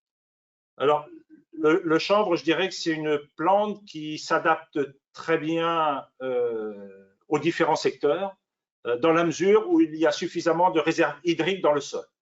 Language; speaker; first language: French; native; French